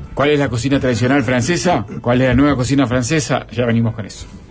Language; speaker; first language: Spanish; native; Spanish